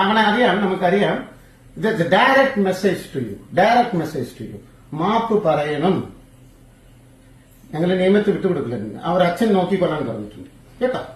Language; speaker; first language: Malayalam; non-native, fluent; Tamil